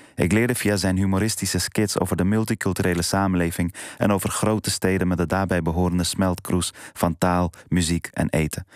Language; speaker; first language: Dutch; early bilingual, other home language; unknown